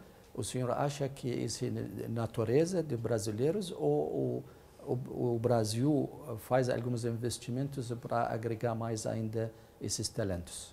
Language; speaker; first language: Portuguese; non-native, fluent; Arabic